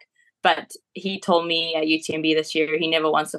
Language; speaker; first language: English; native; English